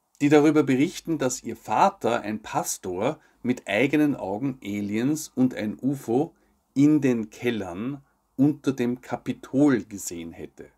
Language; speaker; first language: German; native; German